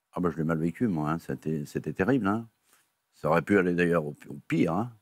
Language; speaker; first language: French; native; French